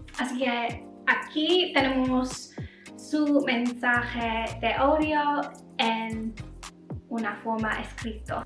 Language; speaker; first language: Spanish; non-native, learner; English